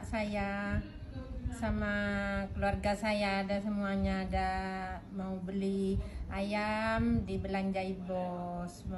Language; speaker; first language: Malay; non-native, learner; Indonesian